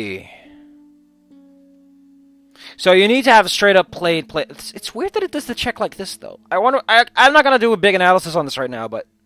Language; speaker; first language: English; non-native, fluent; Dutch